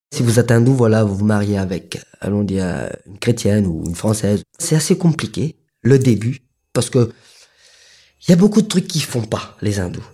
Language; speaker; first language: French; non-native, local second language; Morisyen